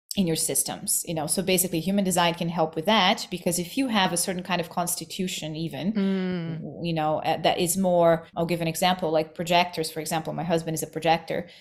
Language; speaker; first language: English; non-native, fluent; Portuguese